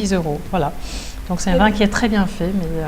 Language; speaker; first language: French; native; French